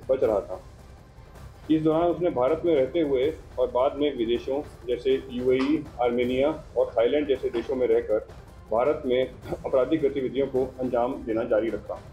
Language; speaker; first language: Hindi; native; Hindi